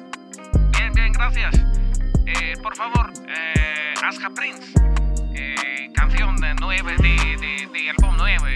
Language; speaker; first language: Spanish; non-native, learner; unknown